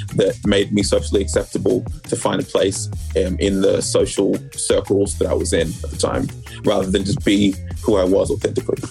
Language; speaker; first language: English; native; English